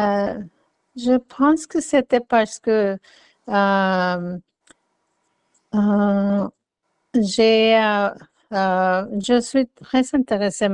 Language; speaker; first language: French; non-native, learner; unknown